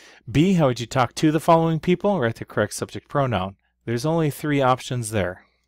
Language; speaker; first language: English; native; English